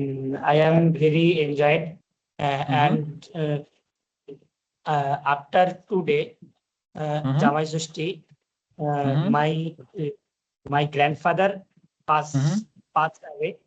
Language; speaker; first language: English; non-native, learner; Bangla